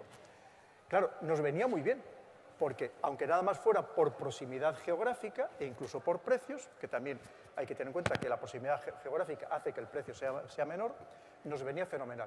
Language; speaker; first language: Spanish; native; Spanish